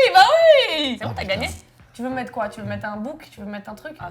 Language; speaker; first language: French; native; French